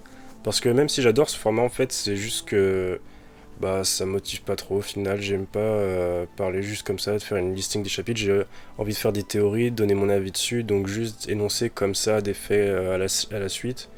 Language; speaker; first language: French; native; French